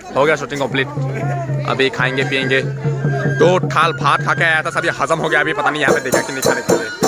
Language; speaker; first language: Hindi; non-native, local second language; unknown